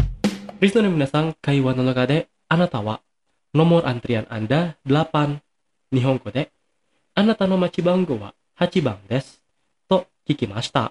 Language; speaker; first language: Japanese; non-native, fluent; Indonesian